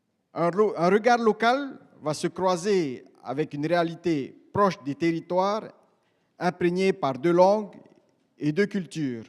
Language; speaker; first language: French; native; French